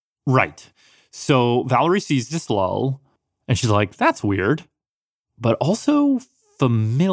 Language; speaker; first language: English; native; English